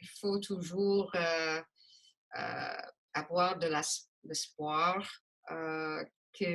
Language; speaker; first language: French; non-native, local second language; English